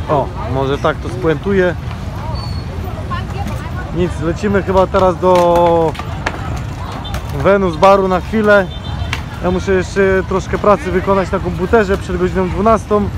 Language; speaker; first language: Polish; native; Polish